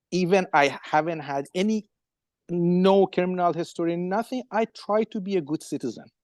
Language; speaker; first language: English; non-native, fluent; Persian